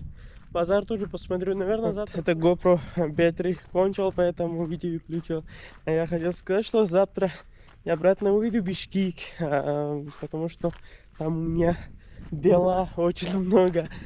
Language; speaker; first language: Russian; non-native, learner; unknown